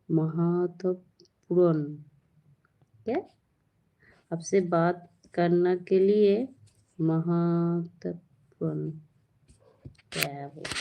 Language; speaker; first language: Hindi; non-native, learner; Bangla